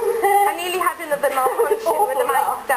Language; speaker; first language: English; native; English